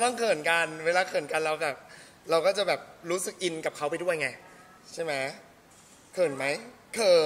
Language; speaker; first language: Thai; native; Thai